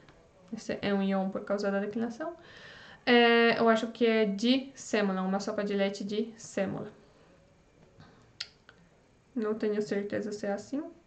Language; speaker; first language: Portuguese; non-native, fluent; Polish